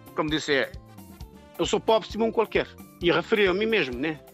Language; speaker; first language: Portuguese; non-native, local second language; Kabuverdianu